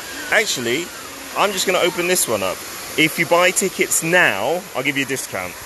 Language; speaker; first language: English; native; English